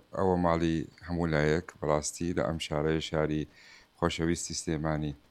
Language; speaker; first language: Central Kurdish; non-native, local second language; Arabic